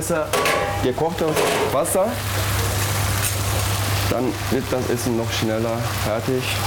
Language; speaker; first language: German; non-native, learner; Turkish